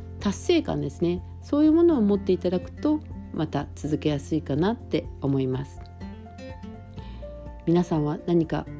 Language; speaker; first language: Japanese; native; Japanese